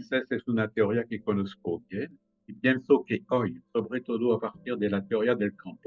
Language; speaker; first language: Spanish; non-native, fluent; French